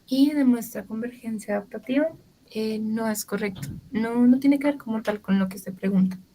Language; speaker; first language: Spanish; native; Spanish